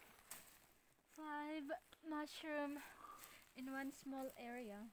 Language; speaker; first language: English; non-native, local second language; Filipino